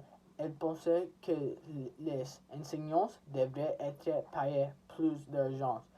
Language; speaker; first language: French; non-native, learner; English